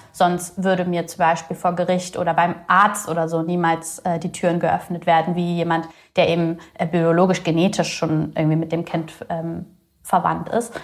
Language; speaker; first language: German; early bilingual, other home language; Bulgarian